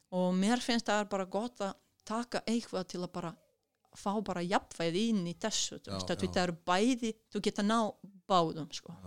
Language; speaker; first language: Icelandic; non-native, fluent; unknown